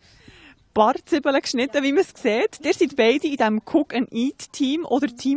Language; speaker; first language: German; native; German